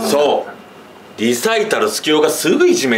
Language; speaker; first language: Japanese; native; Japanese